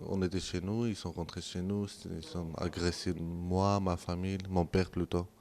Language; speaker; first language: French; non-native, local second language; Kurdish